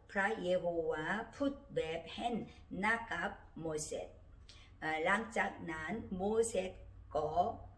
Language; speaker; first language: Thai; non-native, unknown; Korean